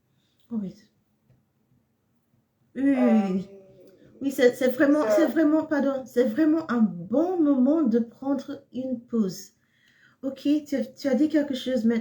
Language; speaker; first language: French; non-native, fluent; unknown